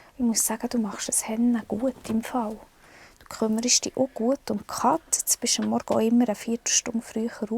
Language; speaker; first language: German; native; German